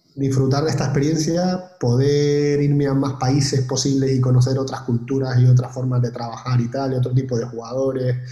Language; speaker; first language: Spanish; native; Spanish